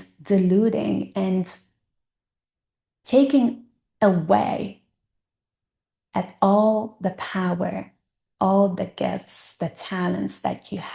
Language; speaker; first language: English; non-native, fluent; Italian